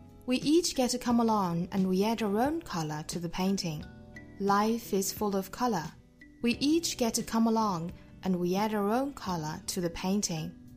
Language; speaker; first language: English; non-native, fluent; Chinese